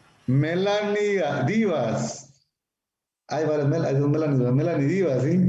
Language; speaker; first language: Spanish; native; Spanish